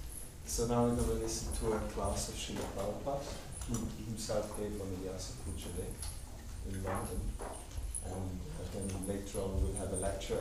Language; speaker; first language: English; non-native, fluent; German